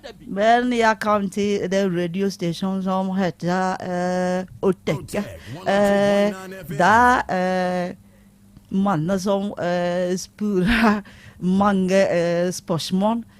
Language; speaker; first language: Norwegian; non-native, learner; Akan